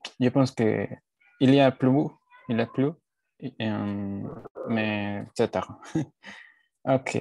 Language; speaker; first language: French; non-native, learner; Spanish